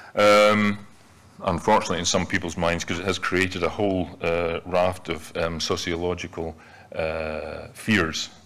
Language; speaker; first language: English; native; English